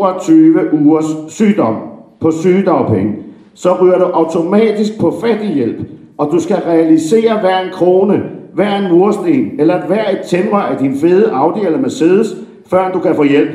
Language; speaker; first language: Danish; native; Danish